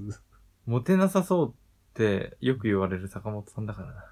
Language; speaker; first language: Japanese; native; Japanese